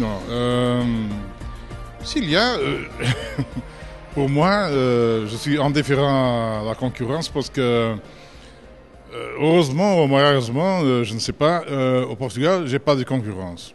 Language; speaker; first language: French; non-native, fluent; Portuguese